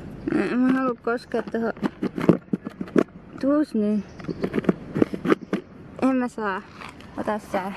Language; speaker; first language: Finnish; native; Finnish